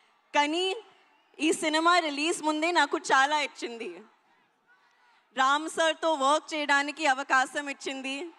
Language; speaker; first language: Telugu; non-native, learner; Hindi